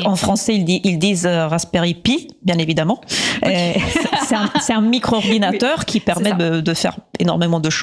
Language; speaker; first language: French; native; French